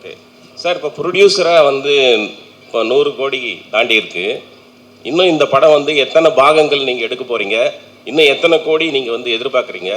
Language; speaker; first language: Tamil; native; Tamil